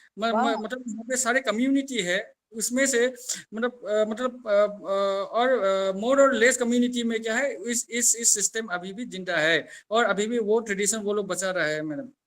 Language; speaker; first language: Hindi; non-native, local second language; Assamese